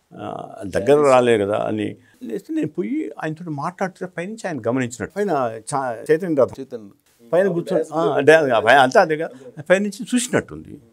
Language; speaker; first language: Telugu; native; Telugu